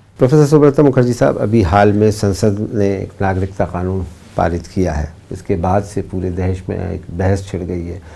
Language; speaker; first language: Hindi; native; Hindi